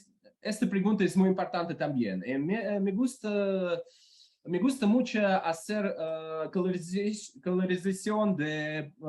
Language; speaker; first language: Spanish; non-native, learner; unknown